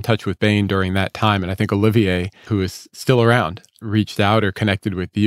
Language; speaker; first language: English; native; English